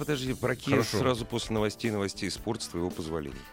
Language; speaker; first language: Russian; native; Russian